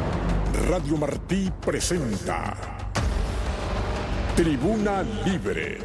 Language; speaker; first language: Spanish; native; Spanish